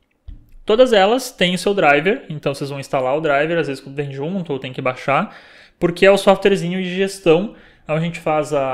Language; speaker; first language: Portuguese; native; Portuguese